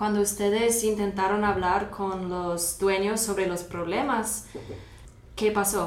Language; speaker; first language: Spanish; non-native, fluent; English